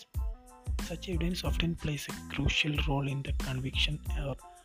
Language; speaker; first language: English; non-native, local second language; Malayalam